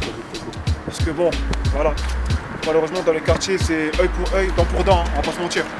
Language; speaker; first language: French; native; French